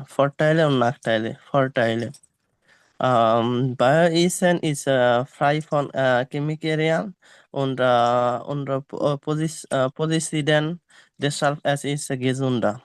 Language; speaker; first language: German; non-native, learner; Bangla